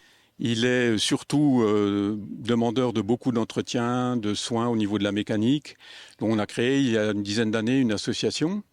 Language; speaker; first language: French; native; French